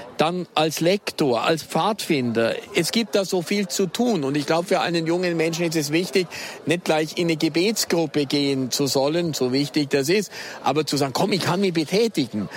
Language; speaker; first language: German; native; German